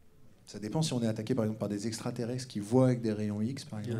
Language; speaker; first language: French; native; French